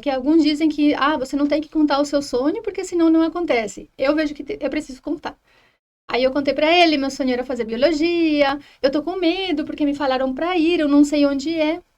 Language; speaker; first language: Portuguese; non-native, fluent; Spanish